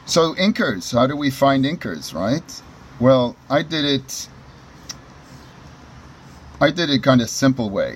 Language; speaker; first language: English; native; English